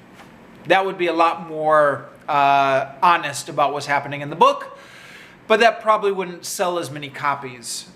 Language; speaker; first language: English; native; English